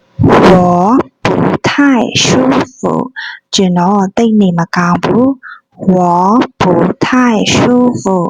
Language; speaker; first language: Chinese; non-native, fluent; Burmese